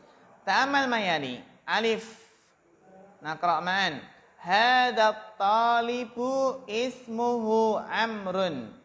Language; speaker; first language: Arabic; non-native, fluent; Indonesian